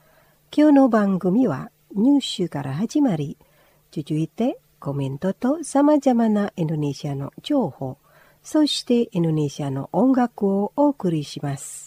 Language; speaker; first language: Japanese; non-native, fluent; Indonesian